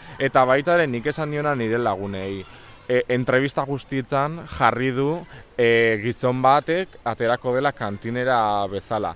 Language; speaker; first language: Basque; non-native, local second language; Spanish